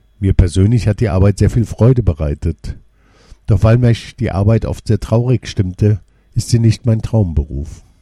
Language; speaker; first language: German; non-native, fluent; Portuguese